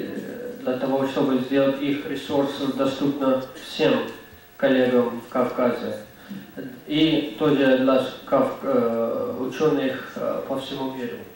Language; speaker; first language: Russian; non-native, learner; English